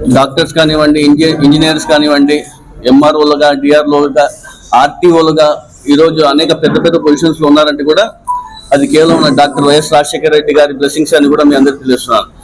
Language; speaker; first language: Telugu; non-native, local second language; Urdu